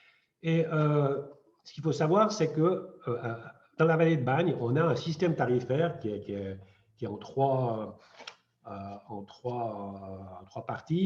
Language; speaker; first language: French; native; French